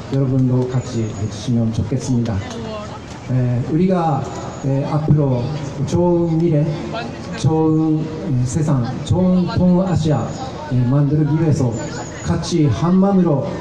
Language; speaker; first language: Korean; non-native, fluent; Japanese